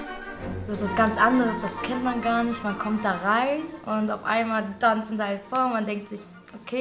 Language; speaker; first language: German; early bilingual, other home language; Portuguese